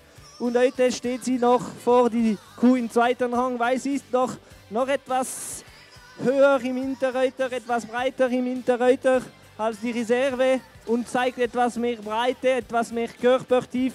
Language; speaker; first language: German; non-native, local second language; French